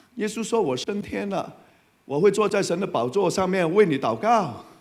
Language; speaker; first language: Chinese; non-native, fluent; Cantonese